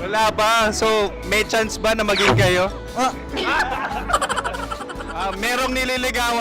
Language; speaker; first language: Filipino; native; Filipino